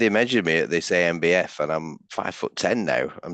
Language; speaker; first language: English; native; English